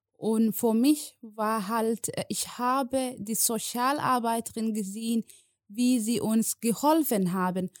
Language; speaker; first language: German; non-native, learner; Somali